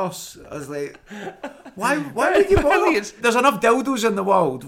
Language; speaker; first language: English; native; English